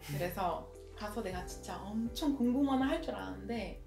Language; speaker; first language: Korean; non-native, fluent; French